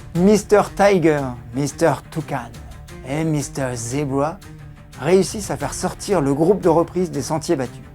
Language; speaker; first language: French; native; French